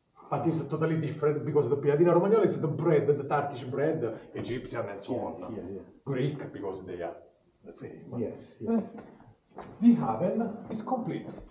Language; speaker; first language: English; non-native, learner; Italian